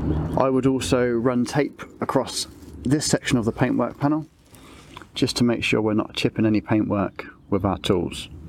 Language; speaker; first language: English; native; English